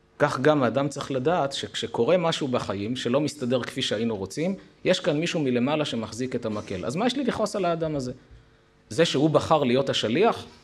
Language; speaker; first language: Hebrew; native; Hebrew